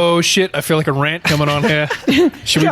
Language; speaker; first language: English; native; English